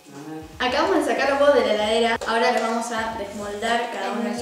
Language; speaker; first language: Spanish; native; Spanish